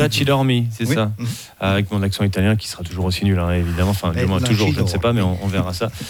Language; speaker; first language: French; native; French